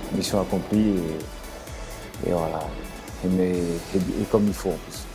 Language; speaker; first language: French; native; French